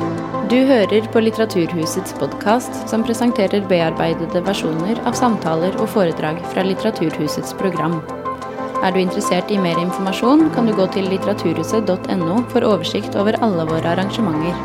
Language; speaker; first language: Norwegian; native; Norwegian